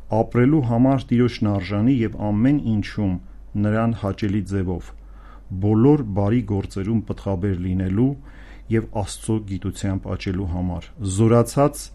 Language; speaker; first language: Armenian; native; Armenian